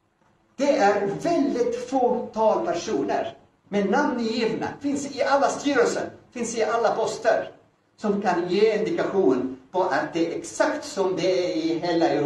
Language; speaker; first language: Swedish; non-native, fluent; Arabic